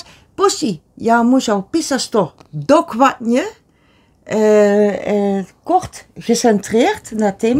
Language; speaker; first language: Polish; non-native, learner; Dutch